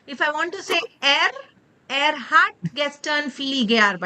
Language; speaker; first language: German; non-native, fluent; Kannada